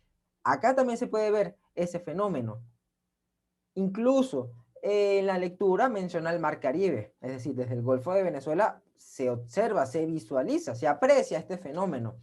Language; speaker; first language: Spanish; native; Spanish